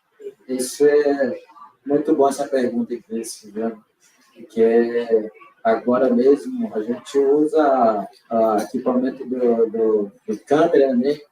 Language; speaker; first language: Portuguese; non-native, local second language; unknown